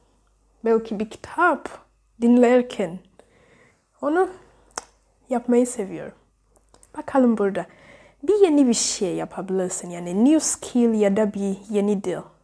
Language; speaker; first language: Turkish; non-native, learner; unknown